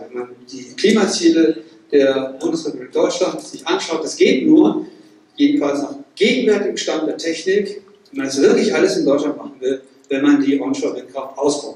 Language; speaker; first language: German; native; German